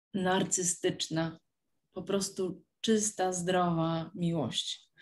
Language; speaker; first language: Polish; native; Polish